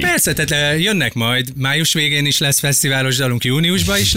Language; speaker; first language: Hungarian; native; Hungarian